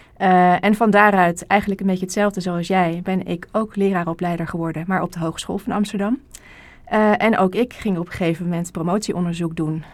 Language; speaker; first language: Dutch; native; Dutch